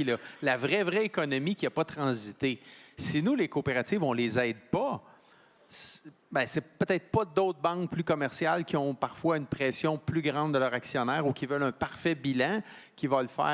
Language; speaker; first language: French; native; French